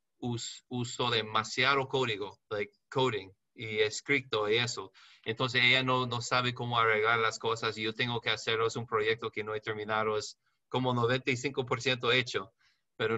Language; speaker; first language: Spanish; non-native, learner; English